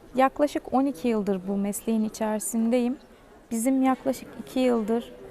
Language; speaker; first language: Turkish; native; Turkish